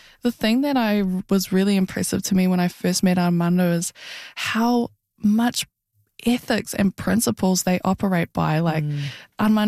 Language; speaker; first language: English; native; English